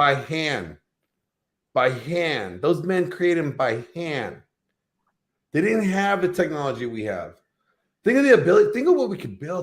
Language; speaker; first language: English; native; English